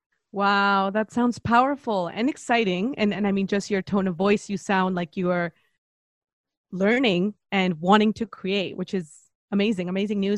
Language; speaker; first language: English; non-native, fluent; Spanish